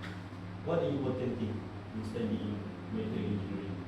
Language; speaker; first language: English; non-native, learner; Malay